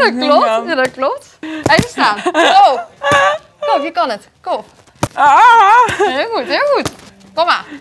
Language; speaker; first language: Dutch; native; Dutch